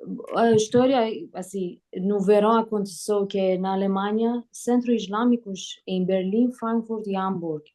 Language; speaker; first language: Portuguese; non-native, learner; Persian